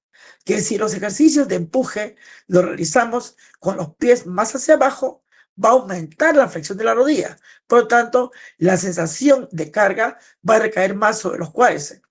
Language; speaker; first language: Spanish; native; Spanish